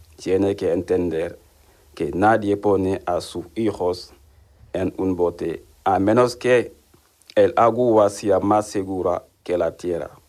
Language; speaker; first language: Spanish; non-native, learner; Wolof